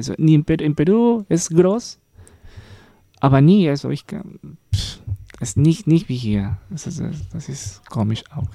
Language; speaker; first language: German; non-native, learner; Spanish